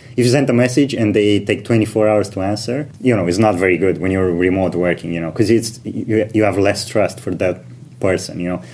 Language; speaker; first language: English; non-native, fluent; Romanian